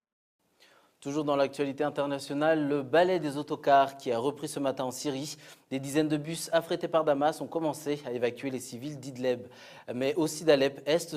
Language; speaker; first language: French; non-native, local second language; Malagasy